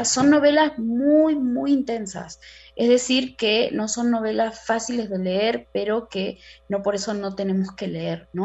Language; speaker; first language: Spanish; native; Spanish